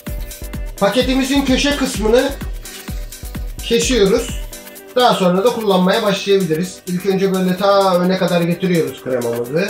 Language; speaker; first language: Turkish; native; Turkish